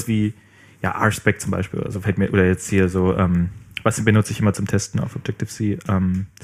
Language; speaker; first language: German; native; German